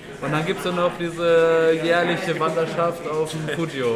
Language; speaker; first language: German; native; German